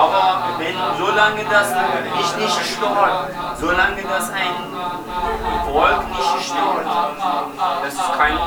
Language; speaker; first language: German; non-native, learner; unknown